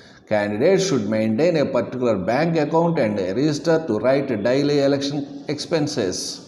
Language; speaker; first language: English; non-native, local second language; Telugu